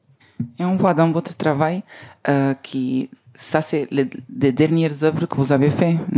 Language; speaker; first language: French; non-native, learner; Spanish